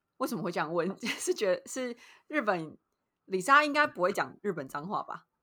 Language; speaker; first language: Chinese; native; Chinese